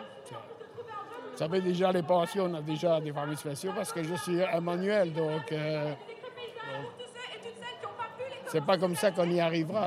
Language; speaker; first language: French; early bilingual, other home language; Spanish